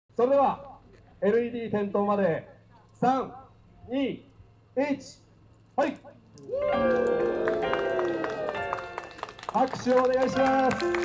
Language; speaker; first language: Japanese; native; Japanese